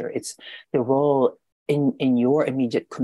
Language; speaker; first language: English; non-native, local second language; Filipino